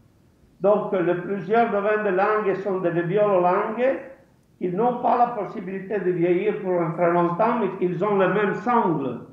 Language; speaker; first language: French; non-native, fluent; Italian